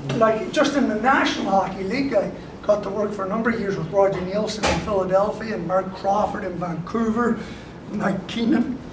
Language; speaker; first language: English; native; English